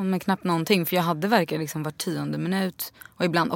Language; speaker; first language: Swedish; native; Swedish